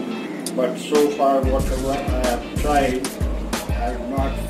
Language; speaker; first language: English; non-native, local second language; Hindi